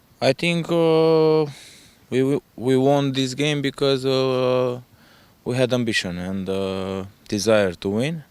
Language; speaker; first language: English; non-native, fluent; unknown